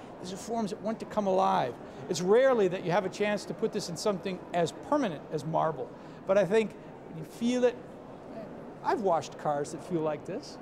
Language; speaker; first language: English; native; English